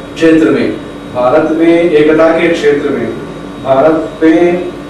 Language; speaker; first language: Hindi; non-native, local second language; Telugu